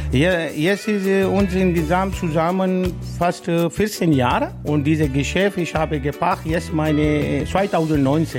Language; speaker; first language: German; non-native, learner; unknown